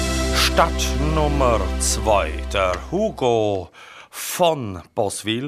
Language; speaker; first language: German; native; German